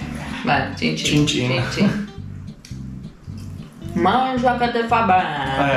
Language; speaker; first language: Italian; non-native, learner; Portuguese